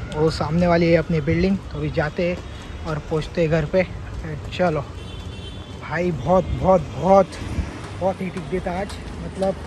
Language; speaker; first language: Hindi; non-native, local second language; Marathi